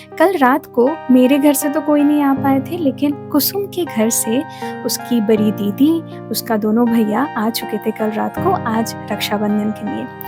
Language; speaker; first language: Hindi; non-native, local second language; Bangla